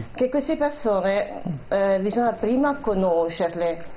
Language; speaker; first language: Italian; non-native, fluent; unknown